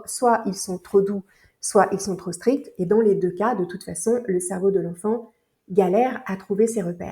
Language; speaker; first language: French; native; French